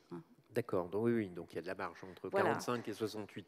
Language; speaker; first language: French; native; French